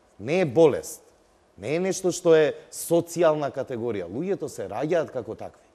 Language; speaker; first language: Macedonian; non-native, local second language; Albanian